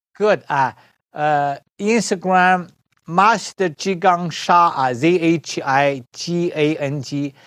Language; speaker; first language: English; non-native, learner; Chinese